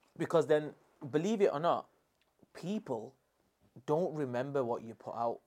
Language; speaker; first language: English; non-native, local second language; Urdu